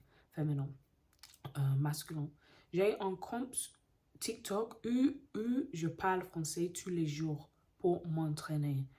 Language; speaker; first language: French; non-native, learner; English